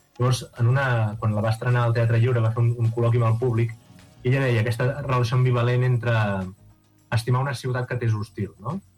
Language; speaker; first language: Catalan; native; Catalan